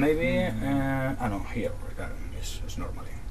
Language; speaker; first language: English; non-native, learner; Spanish